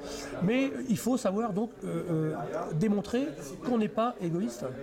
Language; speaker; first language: French; native; French